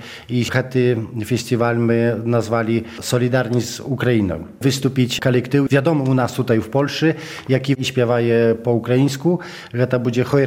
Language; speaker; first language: Polish; non-native, local second language; Belarusian